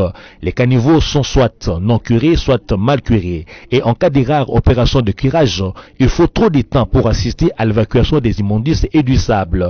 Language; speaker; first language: French; native; French